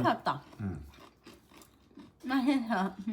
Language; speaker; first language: Korean; non-native, fluent; Japanese